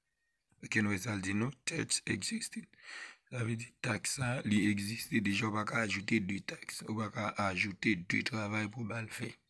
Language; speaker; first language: French; non-native, learner; Haitian Creole